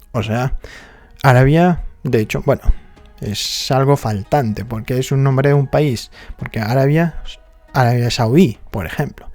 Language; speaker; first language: Spanish; non-native, fluent; Arabic